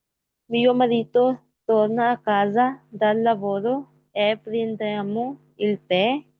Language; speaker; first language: Italian; non-native, learner; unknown